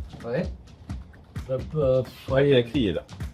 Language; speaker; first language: French; native; French